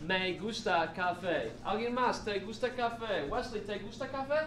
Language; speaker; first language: Spanish; non-native, fluent; English